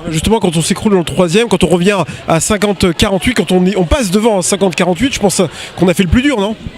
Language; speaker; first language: French; native; French